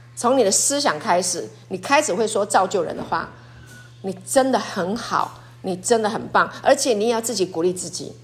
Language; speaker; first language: Chinese; native; Chinese